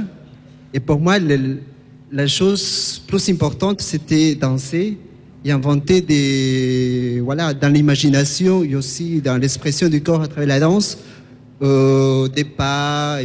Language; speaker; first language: French; non-native, fluent; Spanish